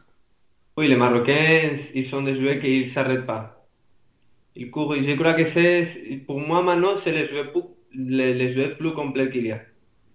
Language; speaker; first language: French; non-native, fluent; Spanish